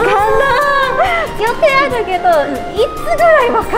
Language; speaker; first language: Japanese; non-native, fluent; Chinese